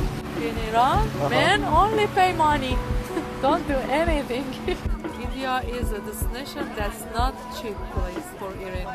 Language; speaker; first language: English; non-native, learner; Persian